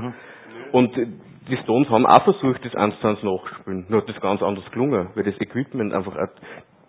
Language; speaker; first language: German; native; German